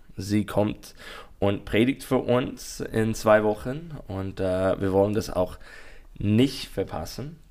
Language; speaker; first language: German; non-native, learner; English